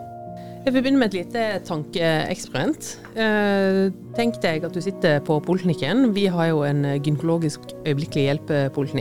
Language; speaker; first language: Norwegian; native; Norwegian